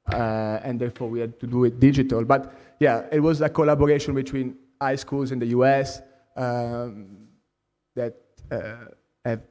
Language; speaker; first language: English; non-native, fluent; Italian